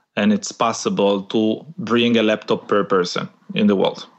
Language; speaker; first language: English; non-native, fluent; Hebrew